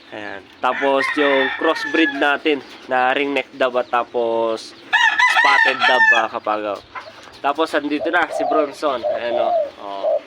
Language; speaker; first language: Filipino; native; Filipino